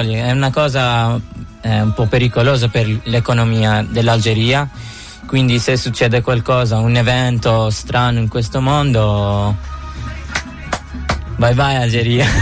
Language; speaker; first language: Italian; non-native, fluent; Arabic